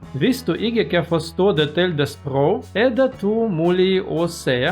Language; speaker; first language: Danish; non-native, learner; Russian